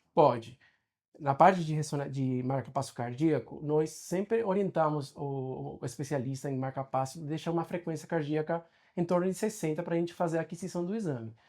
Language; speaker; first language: Portuguese; non-native, fluent; Spanish